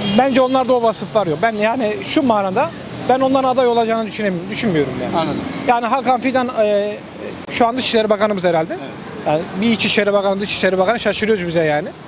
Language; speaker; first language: Turkish; native; Turkish